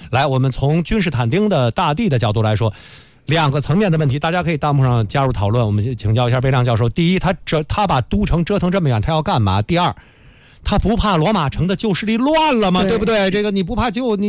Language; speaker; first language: Chinese; native; Chinese